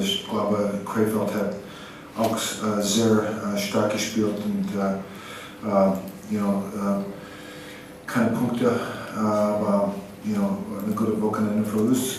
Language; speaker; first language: German; non-native, learner; English